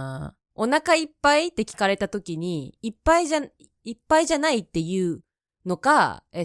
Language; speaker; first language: Japanese; native; Japanese